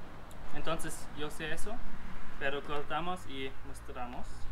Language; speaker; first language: Spanish; non-native, learner; German